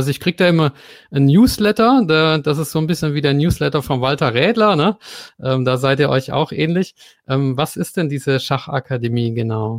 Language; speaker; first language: German; native; German